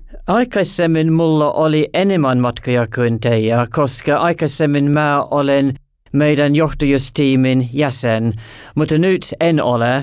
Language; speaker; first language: Finnish; non-native, learner; English